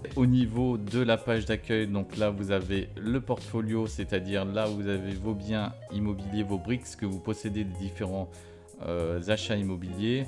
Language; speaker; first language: French; native; French